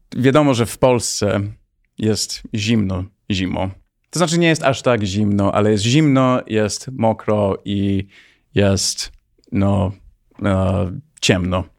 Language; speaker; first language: Polish; early bilingual, heritage; Polish